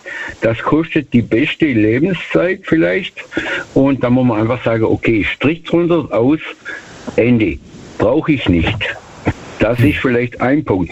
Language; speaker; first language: German; native; German